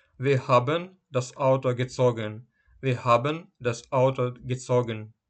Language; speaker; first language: German; non-native, fluent; Ukrainian